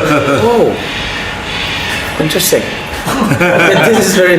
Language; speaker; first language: English; non-native, fluent; Indonesian